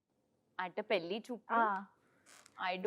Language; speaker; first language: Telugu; early bilingual, heritage; Telugu